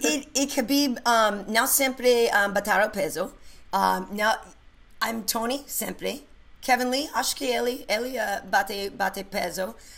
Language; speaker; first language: Portuguese; non-native, learner; English